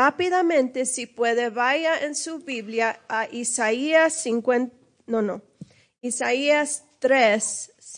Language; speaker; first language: Spanish; early bilingual, heritage; English